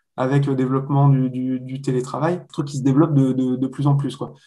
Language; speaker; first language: French; native; French